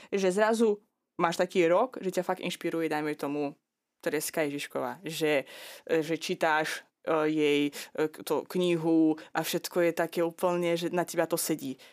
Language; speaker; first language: Slovak; non-native, fluent; Azerbaijani